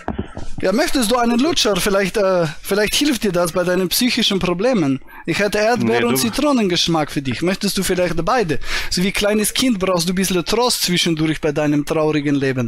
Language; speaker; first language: German; native; German